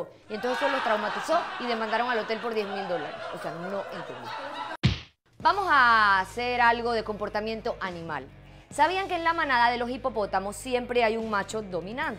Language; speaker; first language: Spanish; native; Spanish